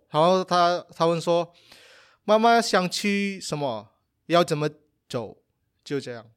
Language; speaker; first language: Chinese; non-native, fluent; Indonesian